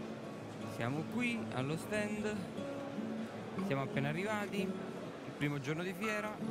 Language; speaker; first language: Italian; native; Italian